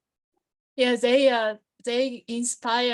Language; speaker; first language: English; non-native, learner; Japanese